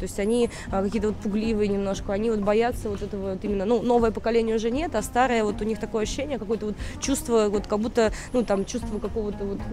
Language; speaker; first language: Russian; native; Russian